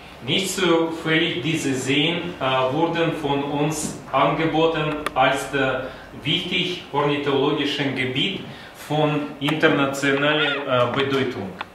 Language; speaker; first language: German; non-native, learner; Russian